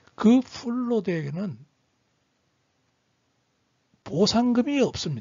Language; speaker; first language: Korean; native; Korean